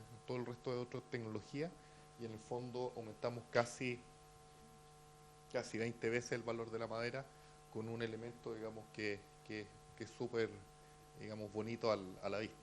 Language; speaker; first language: Spanish; native; Spanish